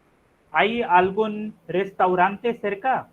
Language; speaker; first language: Spanish; non-native, fluent; Hindi